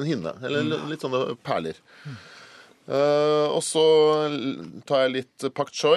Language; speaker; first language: Norwegian; native; Norwegian